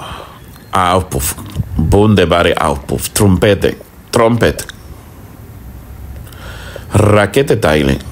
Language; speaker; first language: German; non-native, learner; Spanish